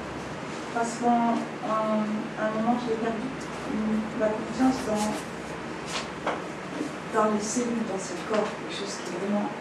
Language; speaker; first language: French; native; French